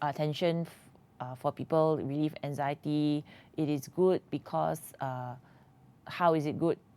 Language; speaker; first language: English; non-native, local second language; Malay